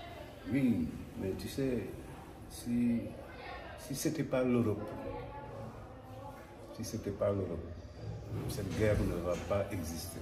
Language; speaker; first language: French; non-native, local second language; Wolof